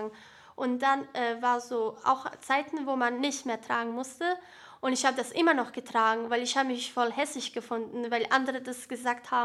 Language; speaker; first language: German; early bilingual, other home language; Bosnian